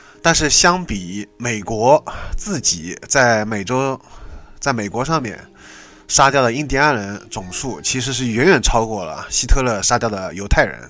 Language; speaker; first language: Chinese; native; Chinese